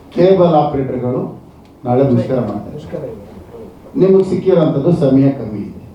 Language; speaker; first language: Kannada; non-native, local second language; Telugu